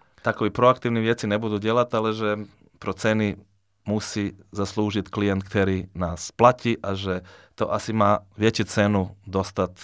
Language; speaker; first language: Czech; non-native, fluent; Serbian